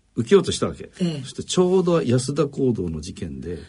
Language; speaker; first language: Japanese; native; Japanese